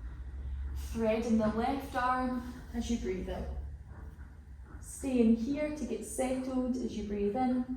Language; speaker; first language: English; native; English